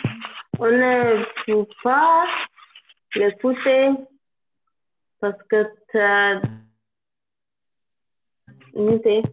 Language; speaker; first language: French; non-native, learner; English